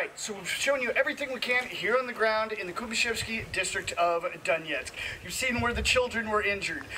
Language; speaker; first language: English; native; English